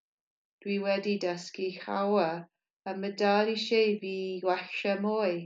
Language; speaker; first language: Welsh; non-native, learner; English